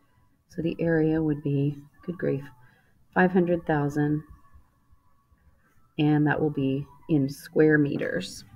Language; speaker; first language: English; native; English